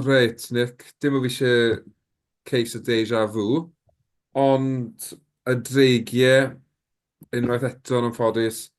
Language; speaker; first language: Welsh; native; Welsh